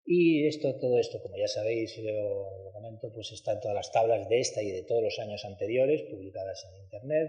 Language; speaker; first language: Spanish; native; Spanish